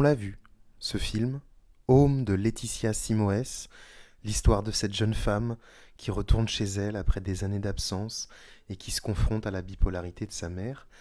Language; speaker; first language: French; native; French